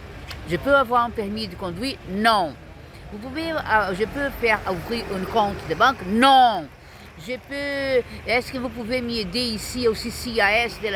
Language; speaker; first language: French; non-native, fluent; Portuguese